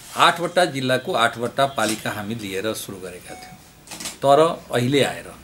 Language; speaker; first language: Nepali; non-native, local second language; Bhojpuri